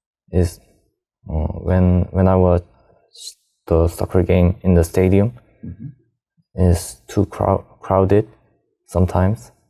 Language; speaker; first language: English; non-native, learner; Korean